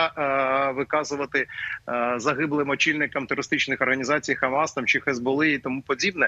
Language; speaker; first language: Ukrainian; native; Ukrainian